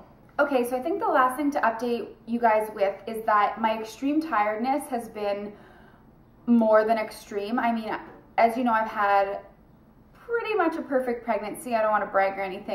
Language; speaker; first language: English; native; English